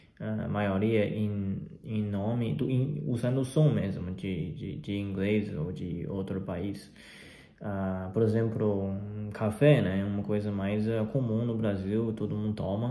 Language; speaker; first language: Portuguese; non-native, fluent; Chinese